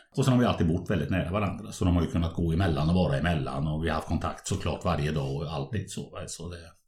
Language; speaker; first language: Swedish; native; Swedish